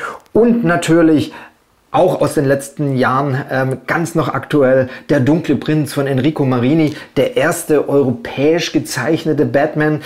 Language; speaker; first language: German; native; German